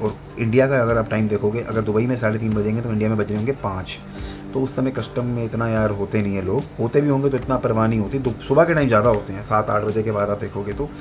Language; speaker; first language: Hindi; native; Hindi